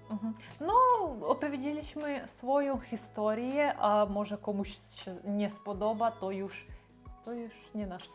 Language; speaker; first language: Polish; non-native, learner; Russian